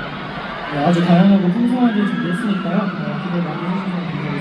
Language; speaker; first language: Korean; native; Korean